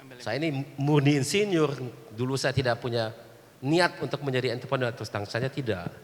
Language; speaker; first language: Indonesian; early bilingual, heritage; Indonesian